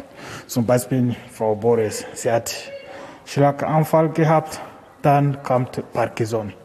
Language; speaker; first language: German; non-native, learner; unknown